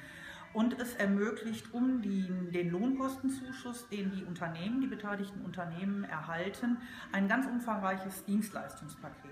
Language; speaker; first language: German; native; German